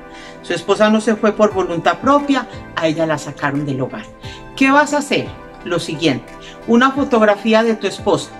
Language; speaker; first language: Spanish; native; Spanish